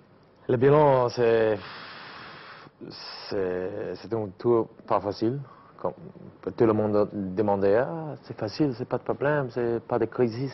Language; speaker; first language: French; non-native, learner; English